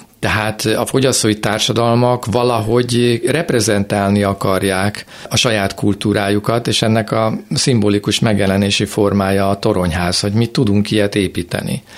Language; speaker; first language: Hungarian; native; Hungarian